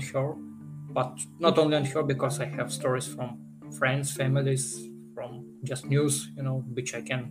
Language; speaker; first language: English; non-native, fluent; Ukrainian